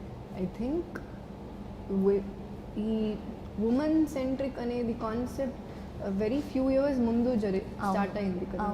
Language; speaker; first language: Telugu; non-native, fluent; Malayalam